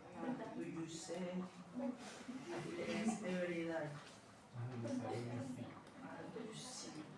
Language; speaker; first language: English; non-native, learner; Spanish